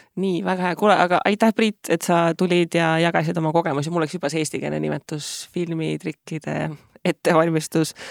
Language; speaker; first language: Estonian; native; Estonian